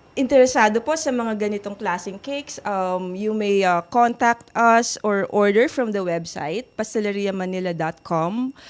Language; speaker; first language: Filipino; native; Filipino